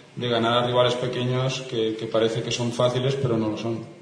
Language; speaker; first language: Spanish; non-native, local second language; Catalan